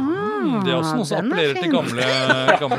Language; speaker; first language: Norwegian; native; Norwegian